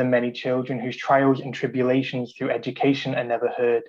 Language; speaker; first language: English; native; English